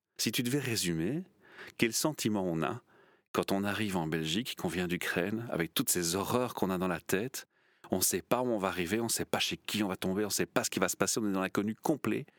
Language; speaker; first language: French; native; French